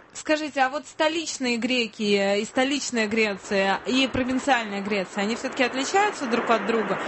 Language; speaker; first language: Russian; native; Russian